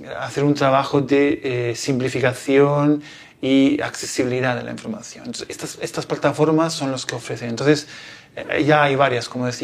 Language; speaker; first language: Spanish; non-native, fluent; Italian